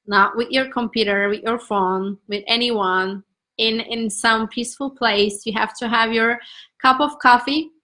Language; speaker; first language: English; non-native, fluent; Turkish